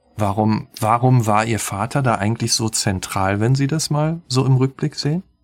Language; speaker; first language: German; native; German